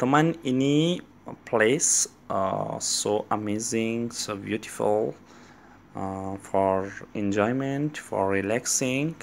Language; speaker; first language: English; non-native, learner; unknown